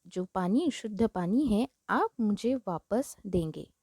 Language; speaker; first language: Hindi; non-native, local second language; Marathi